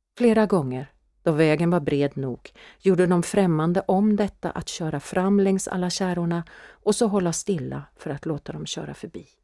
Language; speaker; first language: Swedish; native; Swedish